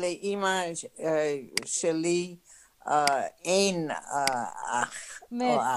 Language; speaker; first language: Hebrew; non-native, learner; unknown